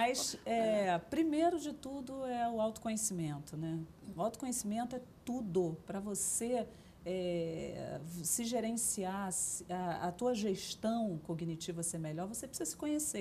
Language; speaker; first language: Portuguese; native; Portuguese